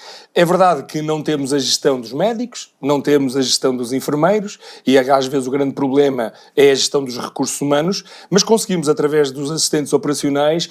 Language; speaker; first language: Portuguese; native; Portuguese